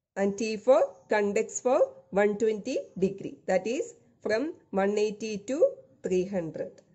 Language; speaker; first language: English; non-native, local second language; Malayalam